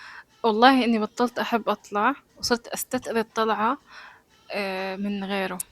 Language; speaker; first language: Arabic; native; Arabic